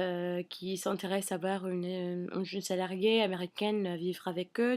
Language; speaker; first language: French; non-native, fluent; English